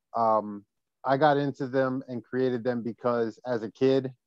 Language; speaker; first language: English; native; English